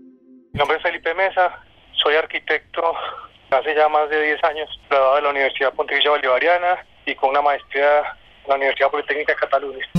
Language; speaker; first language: Spanish; native; Spanish